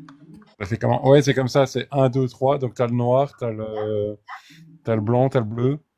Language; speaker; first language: French; native; French